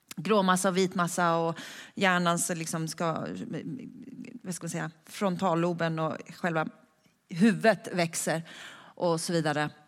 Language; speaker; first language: Swedish; early bilingual, other home language; Persian